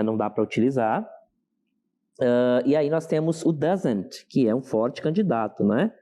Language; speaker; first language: Portuguese; native; Portuguese